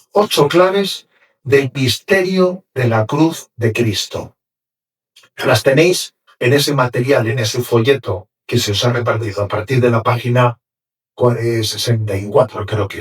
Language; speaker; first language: Spanish; native; Spanish